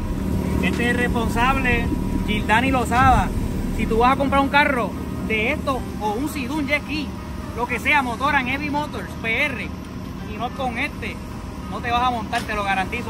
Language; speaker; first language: Spanish; native; Spanish